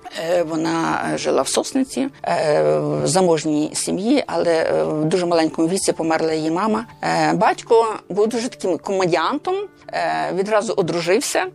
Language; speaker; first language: Ukrainian; native; Ukrainian